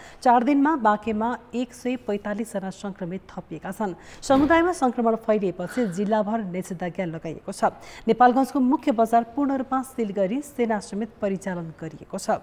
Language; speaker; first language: Nepali; native; Nepali